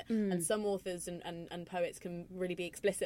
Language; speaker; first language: English; native; English